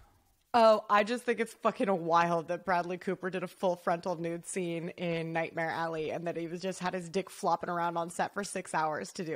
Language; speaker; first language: English; native; English